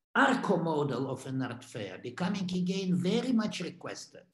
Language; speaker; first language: English; non-native, fluent; Russian